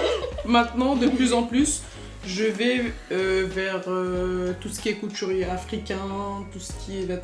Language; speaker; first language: French; native; French